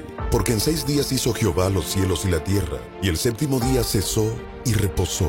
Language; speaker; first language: Spanish; native; Spanish